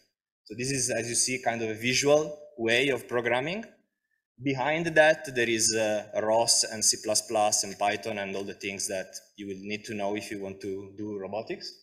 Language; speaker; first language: English; non-native, fluent; Italian